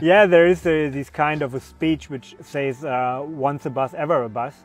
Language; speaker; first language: English; non-native, fluent; German